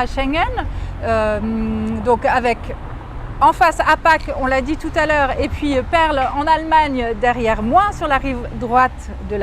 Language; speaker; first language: French; native; French